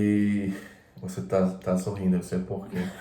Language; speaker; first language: Portuguese; non-native, fluent; Croatian